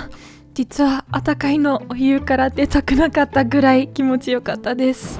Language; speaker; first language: Japanese; non-native, fluent; Dutch